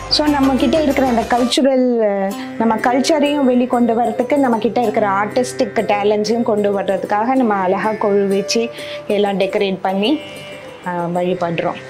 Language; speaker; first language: Tamil; non-native, local second language; Gujarati